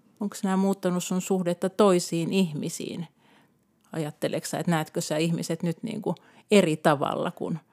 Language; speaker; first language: Finnish; native; Finnish